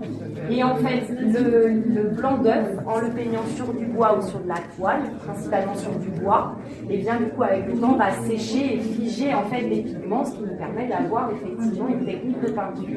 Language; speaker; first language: French; native; French